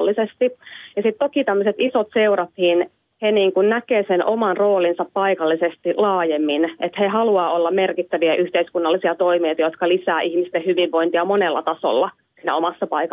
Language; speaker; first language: Finnish; native; Finnish